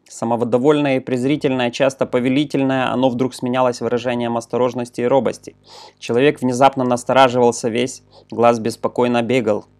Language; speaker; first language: Russian; non-native, local second language; Ukrainian